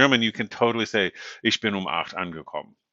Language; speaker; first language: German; non-native, fluent; English